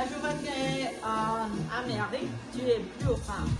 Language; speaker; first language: French; non-native, learner; Spanish